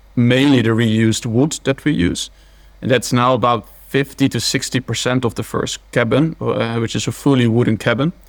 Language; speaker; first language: English; early bilingual, other home language; Dutch